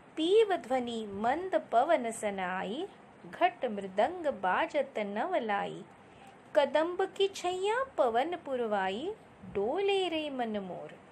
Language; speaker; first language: Hindi; non-native, local second language; Marathi